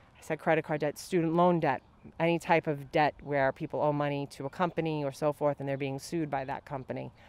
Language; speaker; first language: English; native; English